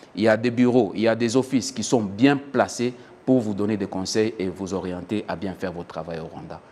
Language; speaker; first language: French; non-native, local second language; Swahili